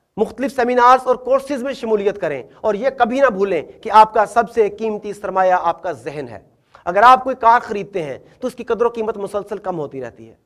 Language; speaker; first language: Urdu; native; Urdu